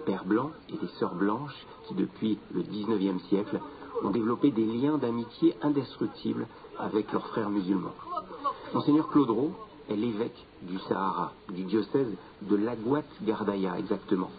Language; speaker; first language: French; native; French